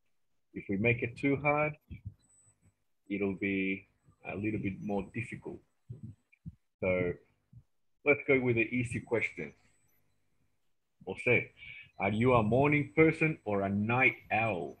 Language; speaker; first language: English; non-native, fluent; Spanish